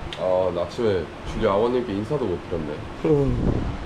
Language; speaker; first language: Korean; native; Korean